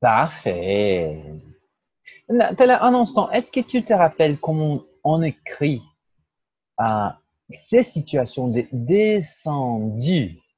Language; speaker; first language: French; non-native, fluent; Portuguese